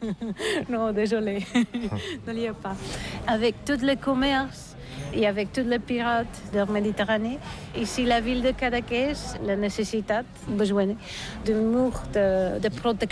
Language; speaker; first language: French; non-native, learner; Catalan